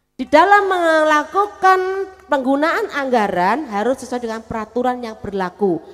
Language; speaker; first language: Indonesian; non-native, local second language; Javanese